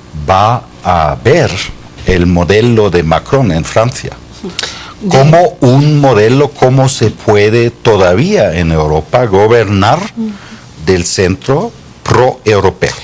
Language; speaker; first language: Spanish; non-native, fluent; German